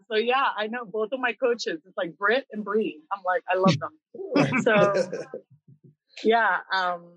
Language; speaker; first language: English; early bilingual, other home language; Spanish